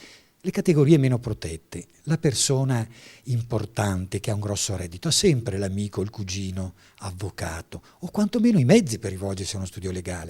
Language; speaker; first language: Italian; native; Italian